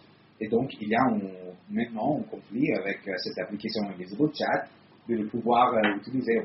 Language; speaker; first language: French; non-native, learner; Italian